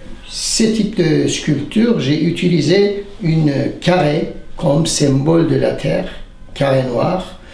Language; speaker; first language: French; non-native, fluent; Turkish